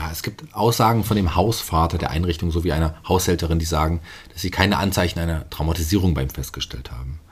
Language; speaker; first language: German; native; German